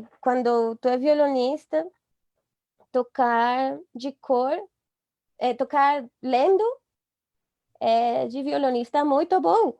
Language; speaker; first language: Portuguese; non-native, fluent; Spanish